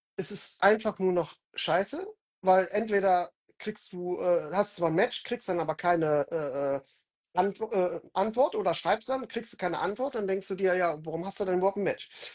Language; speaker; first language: German; native; German